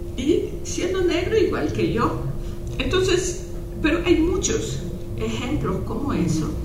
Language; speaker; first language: Spanish; non-native, local second language; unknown